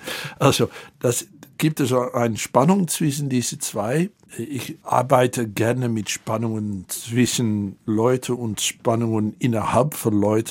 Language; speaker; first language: German; non-native, fluent; Dutch